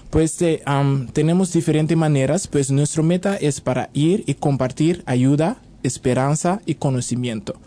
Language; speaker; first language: Spanish; non-native, fluent; Papiamento